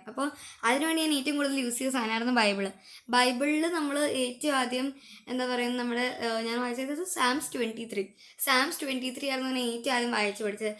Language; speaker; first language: Malayalam; early bilingual, heritage; Malayalam